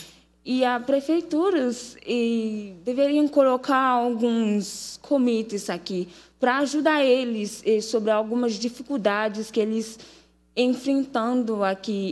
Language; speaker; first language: Portuguese; non-native, fluent; Haitian Creole